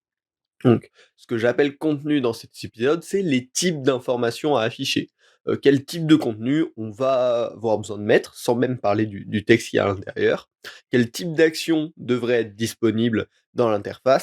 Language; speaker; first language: French; native; French